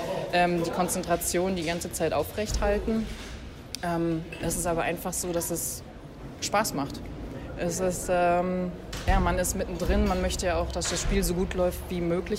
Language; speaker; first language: German; native; German